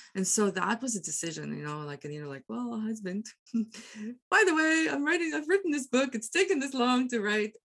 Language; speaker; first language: English; non-native, local second language; Afrikaans